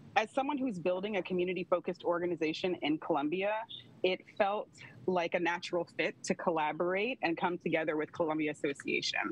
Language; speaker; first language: English; native; English